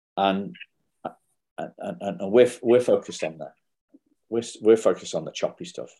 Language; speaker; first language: English; native; English